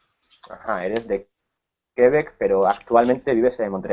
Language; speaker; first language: Spanish; native; Spanish